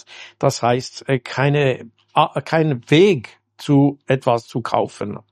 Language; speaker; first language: German; non-native, local second language; French